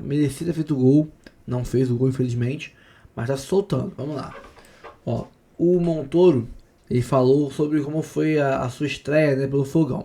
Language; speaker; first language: Portuguese; native; Portuguese